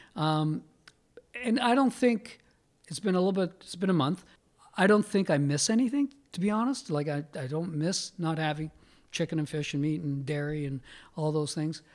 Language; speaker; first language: English; early bilingual, other home language; Italian